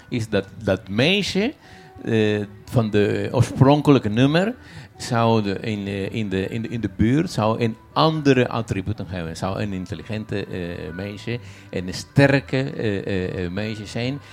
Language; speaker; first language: Dutch; non-native, fluent; Spanish